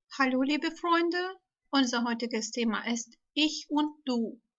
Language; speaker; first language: German; non-native, fluent; Turkish